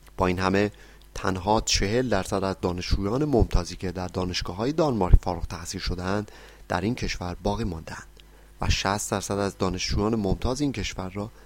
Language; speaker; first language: Persian; native; Persian